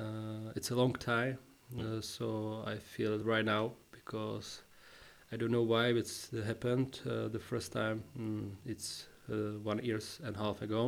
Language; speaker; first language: English; non-native, learner; Czech